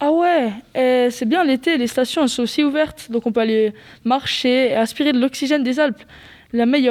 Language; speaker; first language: French; native; French